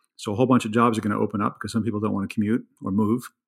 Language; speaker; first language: English; native; English